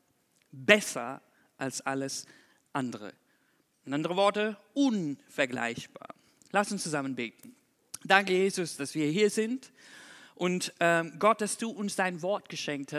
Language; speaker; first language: German; non-native, fluent; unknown